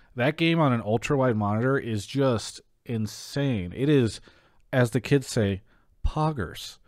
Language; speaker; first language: English; native; English